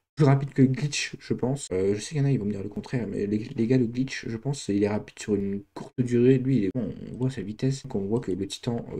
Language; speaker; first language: French; native; French